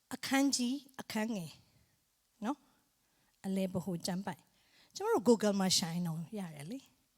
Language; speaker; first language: Burmese; non-native, local second language; Tedim Chin